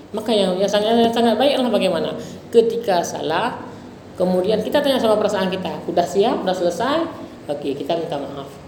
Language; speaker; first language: Indonesian; non-native, local second language; Achinese